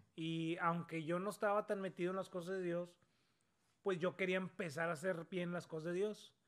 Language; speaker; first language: Spanish; native; Spanish